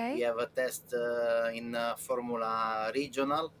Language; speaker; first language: English; non-native, learner; Italian